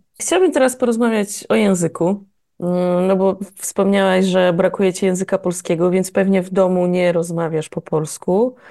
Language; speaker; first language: Polish; native; Polish